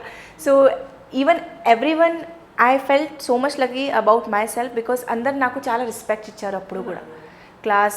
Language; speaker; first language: Telugu; non-native, fluent; Hindi